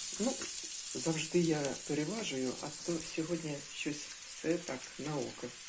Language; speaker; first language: Ukrainian; non-native, local second language; Russian